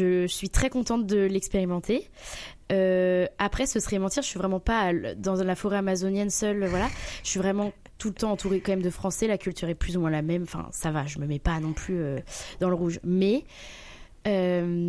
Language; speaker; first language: French; native; French